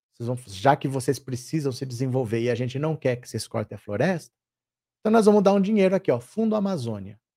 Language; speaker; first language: Portuguese; native; Portuguese